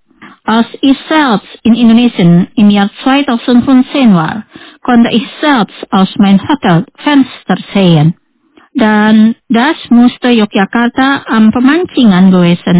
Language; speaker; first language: German; non-native, fluent; Indonesian